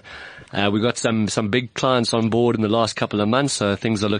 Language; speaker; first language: English; native; English